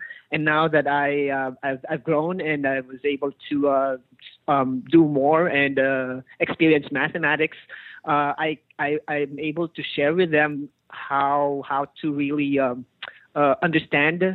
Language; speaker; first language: English; non-native, local second language; Filipino